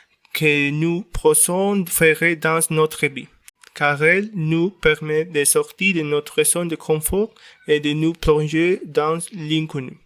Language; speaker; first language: French; non-native, learner; Spanish